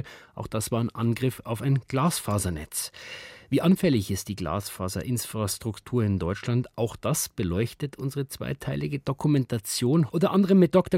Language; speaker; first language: German; native; German